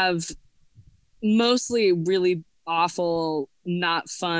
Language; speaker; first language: English; native; English